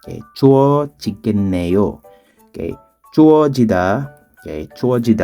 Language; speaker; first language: Korean; non-native, fluent; Filipino